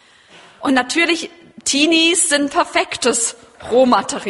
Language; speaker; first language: German; native; German